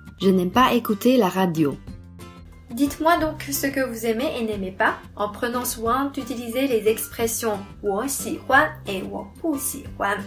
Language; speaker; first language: French; non-native, fluent; Chinese